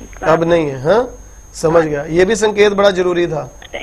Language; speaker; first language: Hindi; native; Hindi